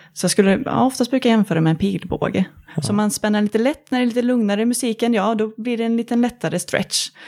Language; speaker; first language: Swedish; native; Swedish